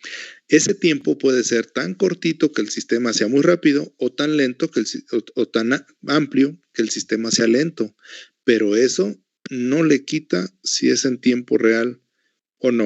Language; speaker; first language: Spanish; native; Spanish